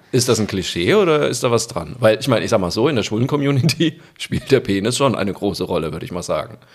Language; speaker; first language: German; native; German